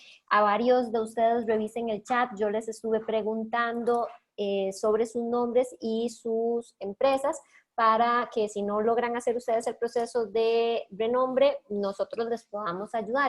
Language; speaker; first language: Spanish; native; Spanish